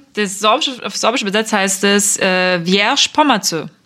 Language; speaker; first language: German; native; German